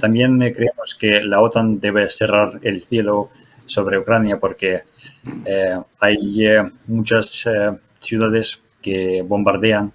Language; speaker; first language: Spanish; non-native, fluent; Ukrainian